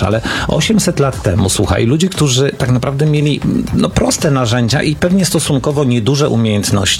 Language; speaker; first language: Polish; native; Polish